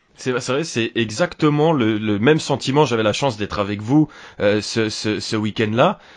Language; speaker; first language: French; native; French